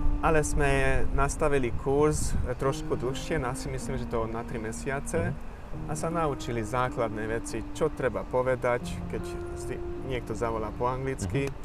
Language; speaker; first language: Slovak; non-native, fluent; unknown